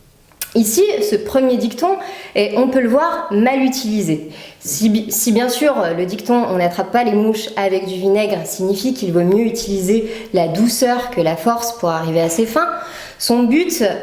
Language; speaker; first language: French; native; French